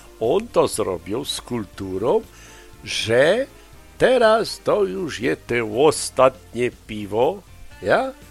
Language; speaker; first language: Polish; native; Polish